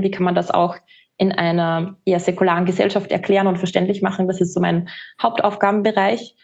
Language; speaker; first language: German; native; German